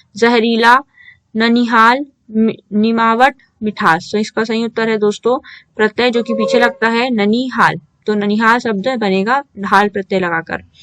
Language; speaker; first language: Hindi; native; Hindi